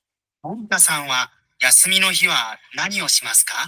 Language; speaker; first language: Japanese; non-native, learner; Bangla